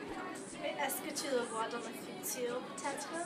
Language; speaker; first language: French; non-native, learner; English